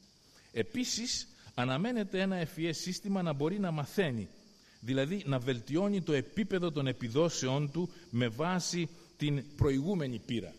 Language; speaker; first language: Greek; native; Greek